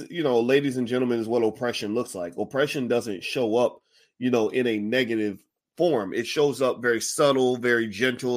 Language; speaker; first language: English; native; English